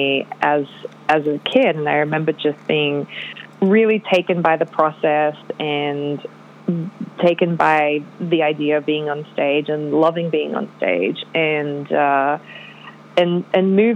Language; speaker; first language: English; non-native, local second language; Polish